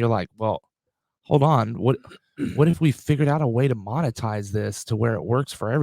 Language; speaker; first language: English; native; English